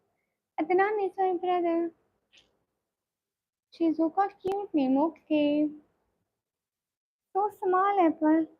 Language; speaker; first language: English; non-native, learner; Punjabi